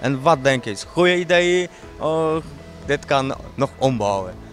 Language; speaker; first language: Dutch; non-native, learner; Polish